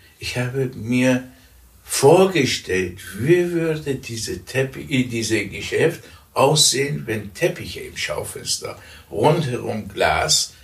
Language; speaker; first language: German; early bilingual, other home language; Persian